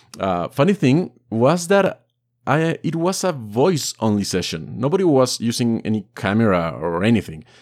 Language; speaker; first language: English; non-native, fluent; Spanish